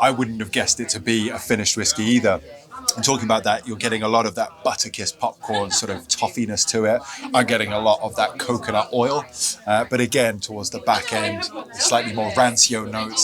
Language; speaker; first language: English; native; English